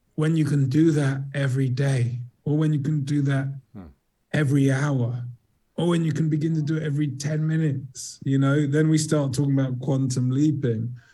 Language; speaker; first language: English; native; English